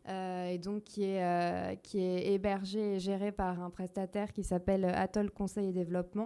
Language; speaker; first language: French; native; French